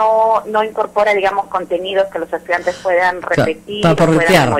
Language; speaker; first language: Spanish; native; Spanish